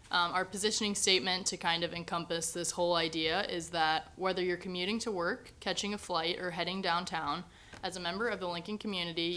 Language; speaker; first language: English; native; English